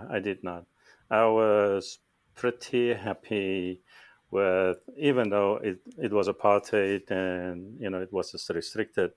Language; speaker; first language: English; non-native, local second language; Afrikaans